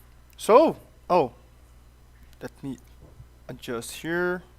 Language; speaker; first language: English; non-native, fluent; Portuguese